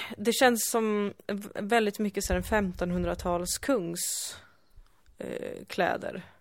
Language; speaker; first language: Swedish; early bilingual, other home language; Kurdish